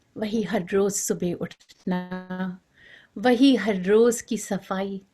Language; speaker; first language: Hindi; non-native, local second language; Bangla